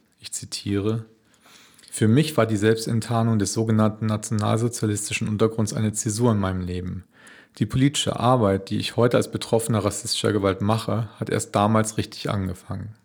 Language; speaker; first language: German; native; German